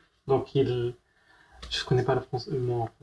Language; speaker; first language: French; non-native, fluent; Arabic